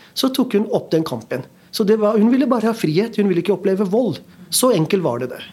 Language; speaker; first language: Norwegian; early bilingual, other home language; Urdu